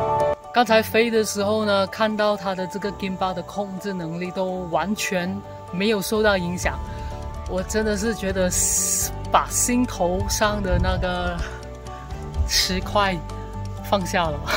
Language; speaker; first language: Chinese; native; Chinese